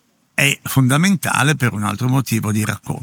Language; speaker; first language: Italian; native; Italian